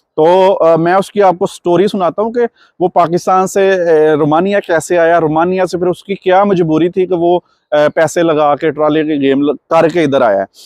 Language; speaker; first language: Urdu; non-native, local second language; Punjabi